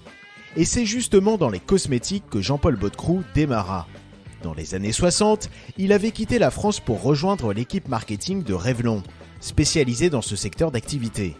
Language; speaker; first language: French; native; French